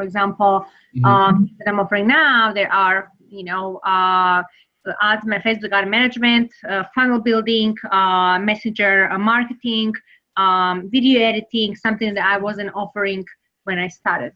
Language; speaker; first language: English; non-native, fluent; Serbian